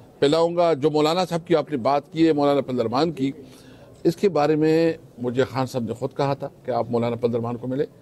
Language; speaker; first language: Urdu; non-native, local second language; Pashto